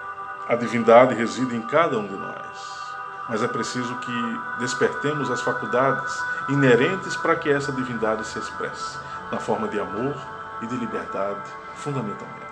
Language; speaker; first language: Portuguese; native; Portuguese